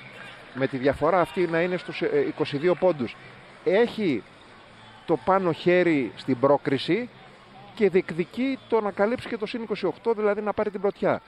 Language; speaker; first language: Greek; native; Greek